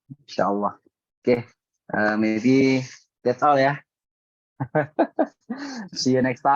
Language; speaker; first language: English; non-native, learner; Indonesian